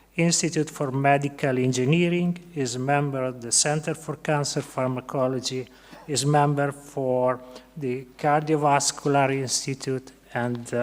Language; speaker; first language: English; non-native, fluent; Italian